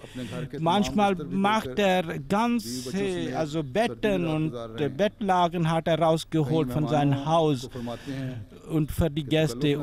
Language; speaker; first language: German; non-native, fluent; Urdu